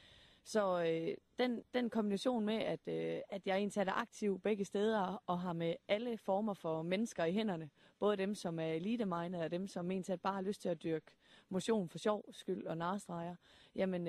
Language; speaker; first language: Danish; native; Danish